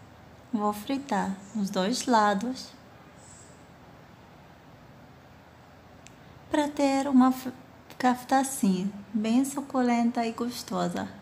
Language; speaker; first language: Portuguese; non-native, fluent; Arabic